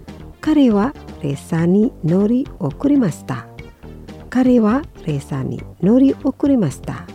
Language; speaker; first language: Japanese; non-native, fluent; Indonesian